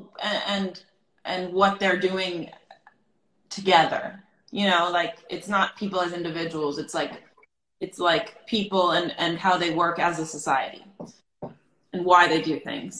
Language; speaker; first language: English; native; English